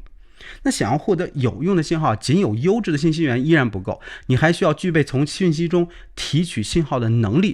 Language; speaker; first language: Chinese; native; Chinese